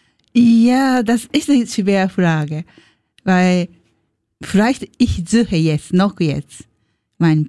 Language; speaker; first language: German; non-native, learner; Japanese